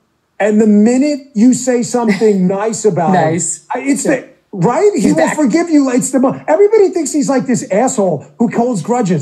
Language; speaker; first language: English; native; English